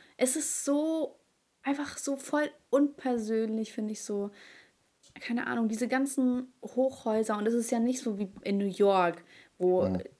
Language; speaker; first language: German; early bilingual, other home language; Ukrainian